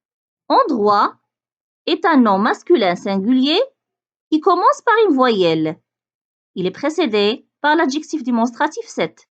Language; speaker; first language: French; non-native, local second language; Arabic